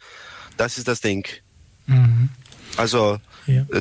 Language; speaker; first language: German; non-native, learner; Serbian